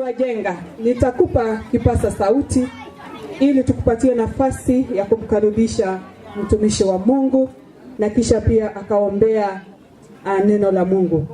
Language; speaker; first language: Swahili; non-native, local second language; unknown